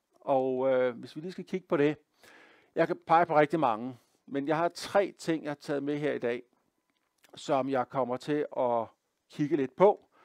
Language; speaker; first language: Danish; native; Danish